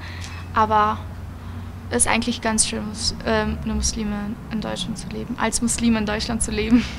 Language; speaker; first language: German; early bilingual, other home language; Albanian